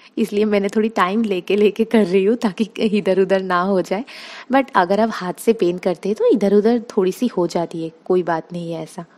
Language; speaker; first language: Hindi; non-native, local second language; Bangla